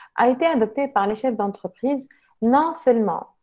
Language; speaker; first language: French; non-native, local second language; Arabic